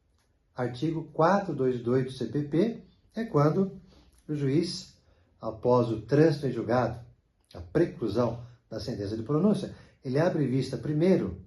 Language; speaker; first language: Portuguese; native; Portuguese